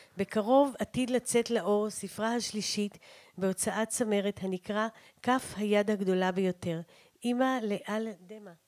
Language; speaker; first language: Hebrew; native; Hebrew